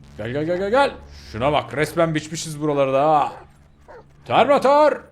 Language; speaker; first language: Turkish; native; Turkish